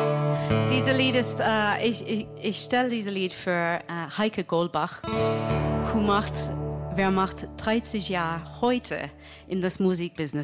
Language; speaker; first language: German; non-native, learner; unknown